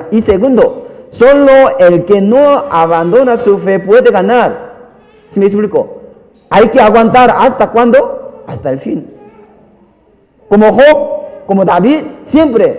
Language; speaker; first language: Spanish; non-native, learner; Korean